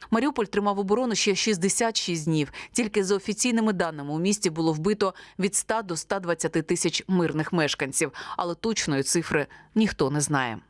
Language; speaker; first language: Ukrainian; native; Ukrainian